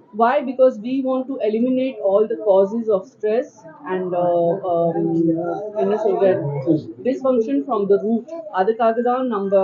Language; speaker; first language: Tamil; non-native, local second language; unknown